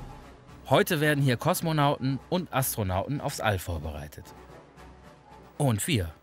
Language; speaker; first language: German; native; German